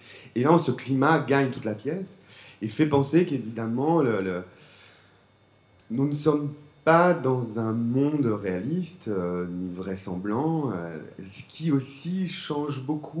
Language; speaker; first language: French; native; French